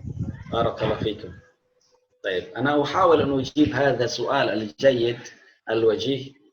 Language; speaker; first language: Arabic; non-native, fluent; Indonesian